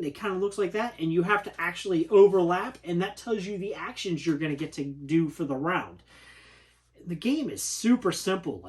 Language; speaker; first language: English; native; English